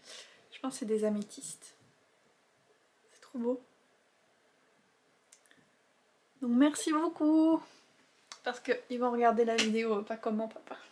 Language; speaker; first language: French; native; French